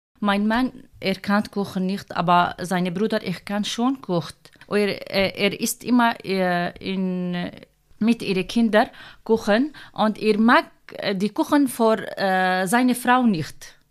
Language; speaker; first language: German; non-native, learner; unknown